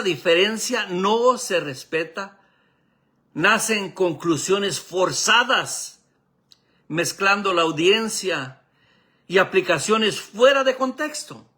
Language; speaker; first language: Spanish; native; Spanish